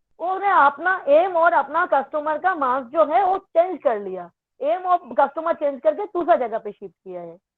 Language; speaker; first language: Hindi; non-native, local second language; Bangla